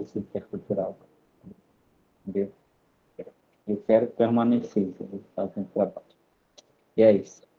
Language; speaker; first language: Portuguese; non-native, local second language; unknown